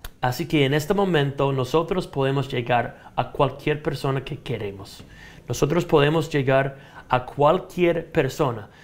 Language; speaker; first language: Spanish; non-native, fluent; English